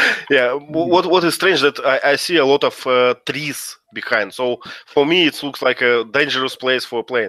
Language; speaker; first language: English; non-native, fluent; Russian